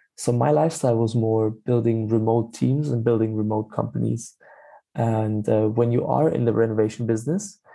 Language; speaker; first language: English; non-native, fluent; German